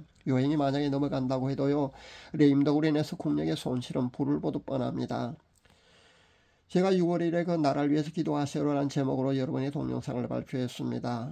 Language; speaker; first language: Korean; native; Korean